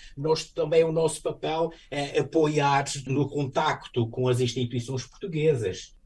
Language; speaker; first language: Portuguese; native; Portuguese